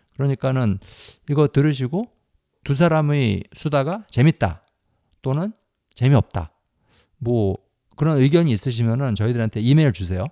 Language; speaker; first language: Korean; native; Korean